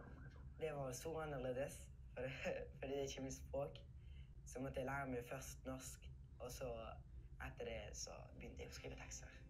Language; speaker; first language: Norwegian; non-native, learner; Arabic